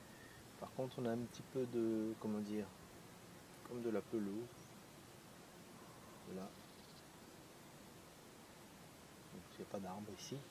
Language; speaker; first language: French; native; French